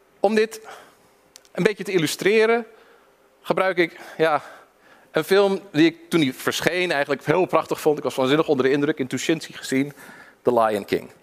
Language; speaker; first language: Dutch; early bilingual, other home language; English